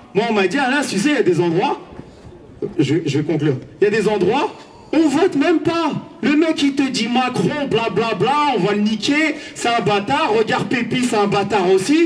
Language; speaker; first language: French; native; French